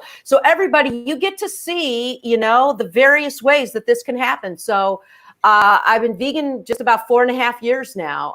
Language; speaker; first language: English; native; English